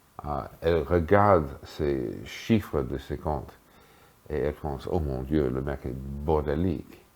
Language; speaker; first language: French; non-native, fluent; English